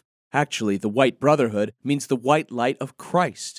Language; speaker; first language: English; native; English